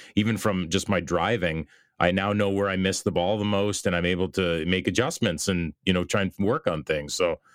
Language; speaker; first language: English; native; English